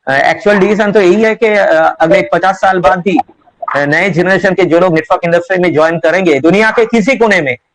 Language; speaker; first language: Hindi; non-native, local second language; Bangla